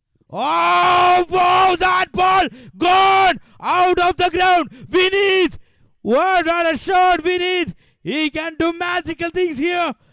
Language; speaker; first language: English; non-native, local second language; Malayalam